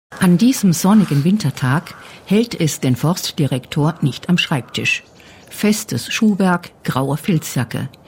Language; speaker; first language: German; native; German